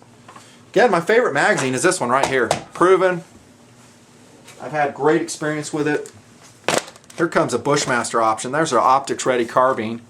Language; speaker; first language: English; native; English